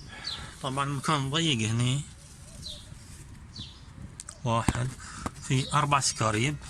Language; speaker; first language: Arabic; native; Arabic